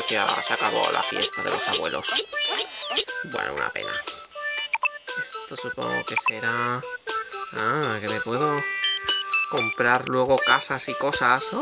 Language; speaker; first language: Spanish; native; Spanish